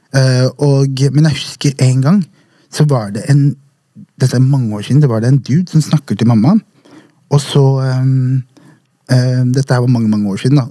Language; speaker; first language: Norwegian; early bilingual, other home language; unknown